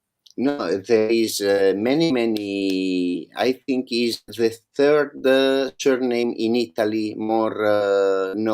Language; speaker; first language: English; non-native, learner; Italian